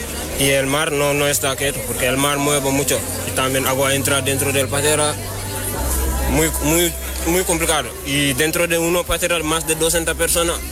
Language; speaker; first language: Spanish; non-native, learner; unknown